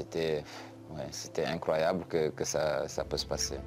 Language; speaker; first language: French; non-native, local second language; Wolof